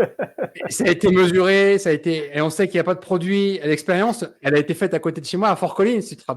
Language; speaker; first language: French; native; French